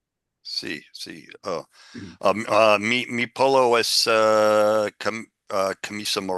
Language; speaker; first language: Spanish; non-native, learner; English